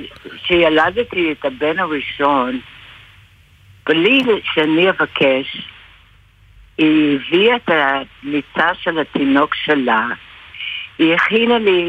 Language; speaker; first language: Hebrew; non-native, fluent; English